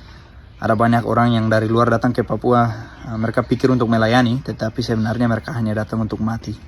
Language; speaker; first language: Indonesian; early bilingual, other home language; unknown